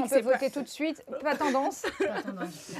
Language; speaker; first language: French; native; French